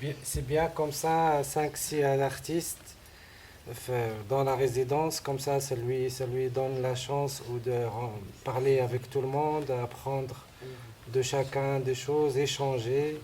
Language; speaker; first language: French; non-native, local second language; Arabic